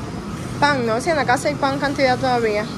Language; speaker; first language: Spanish; native; Spanish